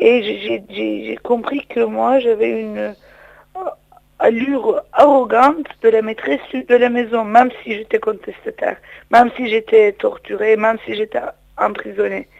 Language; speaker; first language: French; non-native, fluent; Turkish